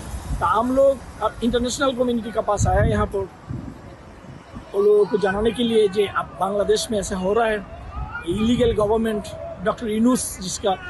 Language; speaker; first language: Hindi; non-native, learner; Bangla